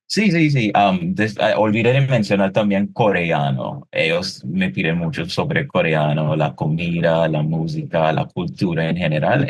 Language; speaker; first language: Spanish; non-native, fluent; English